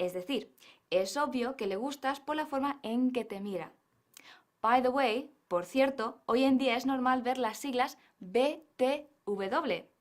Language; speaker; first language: Spanish; non-native, fluent; English